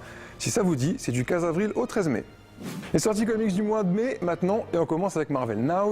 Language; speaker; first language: French; native; French